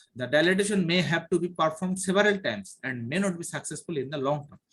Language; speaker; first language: English; non-native, local second language; Bangla